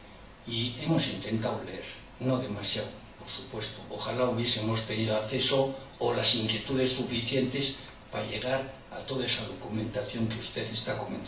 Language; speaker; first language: Spanish; native; Spanish